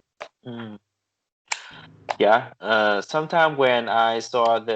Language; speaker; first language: English; non-native, learner; Vietnamese